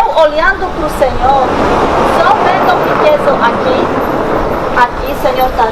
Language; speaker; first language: Portuguese; non-native, learner; Polish